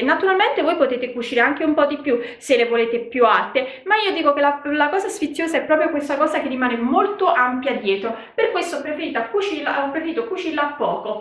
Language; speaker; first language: Italian; native; Italian